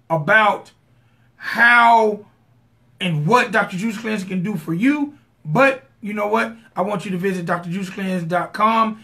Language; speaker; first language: English; native; English